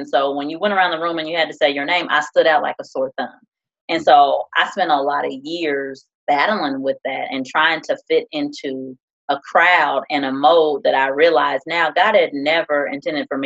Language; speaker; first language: English; native; English